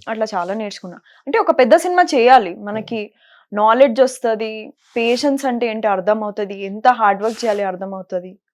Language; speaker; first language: Telugu; native; Telugu